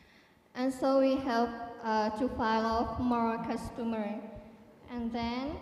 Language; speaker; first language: English; non-native, learner; Thai